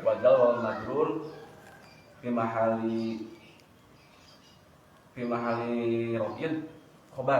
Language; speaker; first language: Arabic; non-native, learner; Indonesian